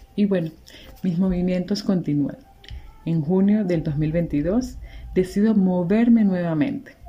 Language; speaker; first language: Spanish; native; Spanish